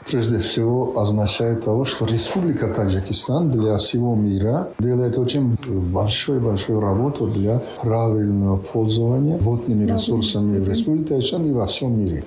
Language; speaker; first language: Russian; non-native, local second language; Tajik